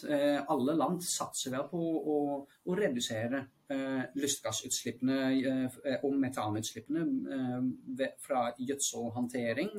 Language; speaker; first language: Norwegian; non-native, fluent; Dutch